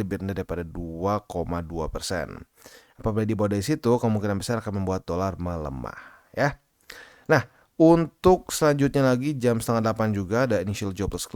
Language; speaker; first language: Indonesian; native; Indonesian